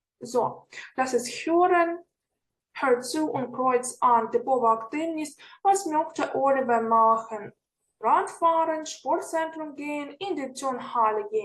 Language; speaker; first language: German; non-native, fluent; Ukrainian